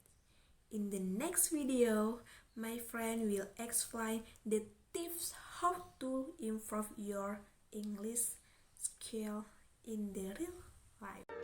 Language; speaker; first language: English; non-native, learner; Indonesian